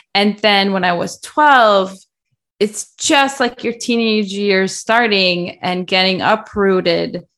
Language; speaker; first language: English; early bilingual, other home language; Russian